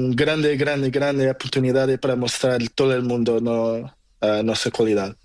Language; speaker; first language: Spanish; non-native, learner; Portuguese